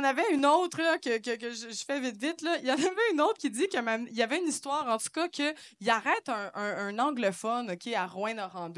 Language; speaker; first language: French; native; French